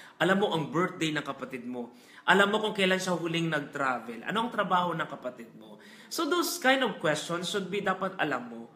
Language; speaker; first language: Filipino; non-native, local second language; Hiligaynon